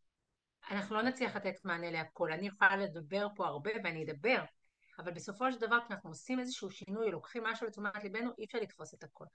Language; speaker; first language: Hebrew; native; Hebrew